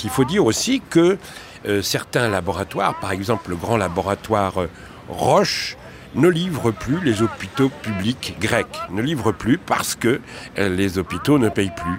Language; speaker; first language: French; native; French